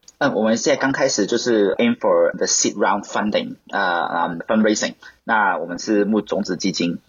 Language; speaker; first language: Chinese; non-native, local second language; Cantonese